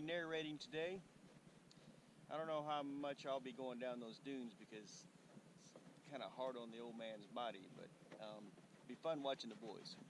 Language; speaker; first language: English; native; English